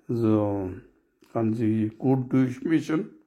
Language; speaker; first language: German; non-native, learner; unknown